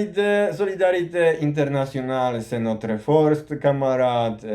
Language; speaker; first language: French; non-native, learner; Polish